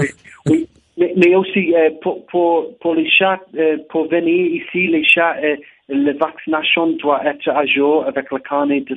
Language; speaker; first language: French; non-native, learner; English